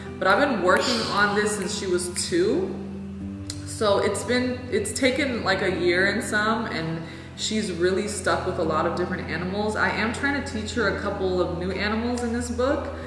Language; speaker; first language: English; early bilingual, other home language; Spanish